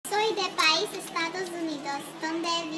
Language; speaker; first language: Spanish; non-native, learner; English